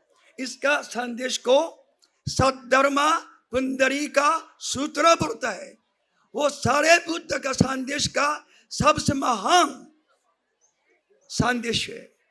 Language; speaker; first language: Hindi; non-native, fluent; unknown